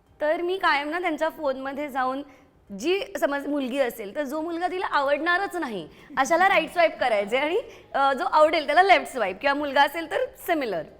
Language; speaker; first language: Marathi; native; Marathi